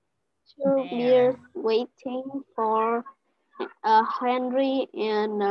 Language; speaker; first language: English; non-native, learner; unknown